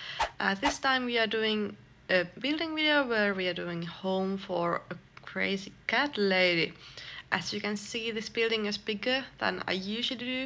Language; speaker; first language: English; non-native, fluent; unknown